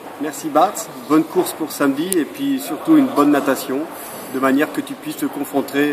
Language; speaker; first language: French; native; French